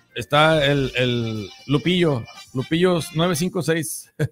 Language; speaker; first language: Spanish; native; Spanish